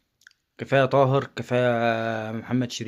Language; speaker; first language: Arabic; native; Arabic